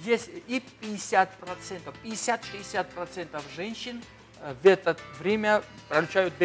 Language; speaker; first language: Russian; non-native, fluent; Georgian